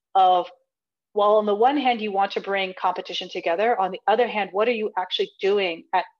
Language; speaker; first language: English; native; English